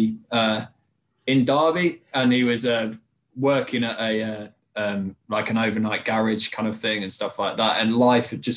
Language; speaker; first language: English; native; English